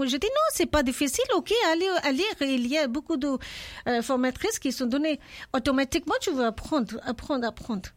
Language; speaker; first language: French; non-native, learner; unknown